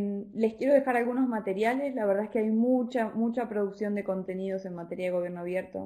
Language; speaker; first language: Spanish; native; Spanish